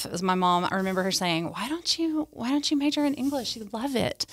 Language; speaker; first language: English; native; English